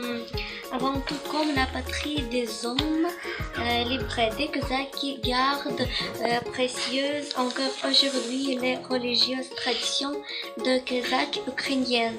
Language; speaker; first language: French; non-native, learner; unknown